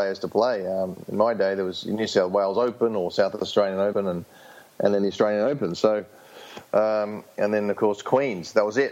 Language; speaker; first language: English; native; English